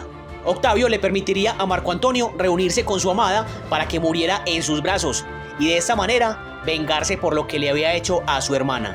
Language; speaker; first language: Spanish; native; Spanish